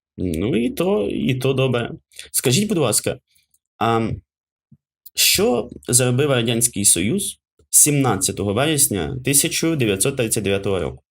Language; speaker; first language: Ukrainian; native; Ukrainian